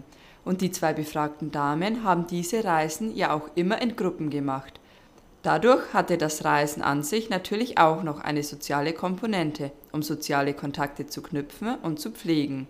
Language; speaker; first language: German; native; German